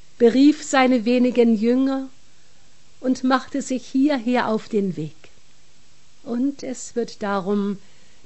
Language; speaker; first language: German; native; German